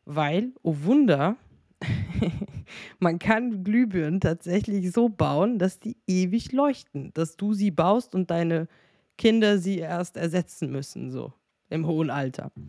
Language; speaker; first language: German; native; German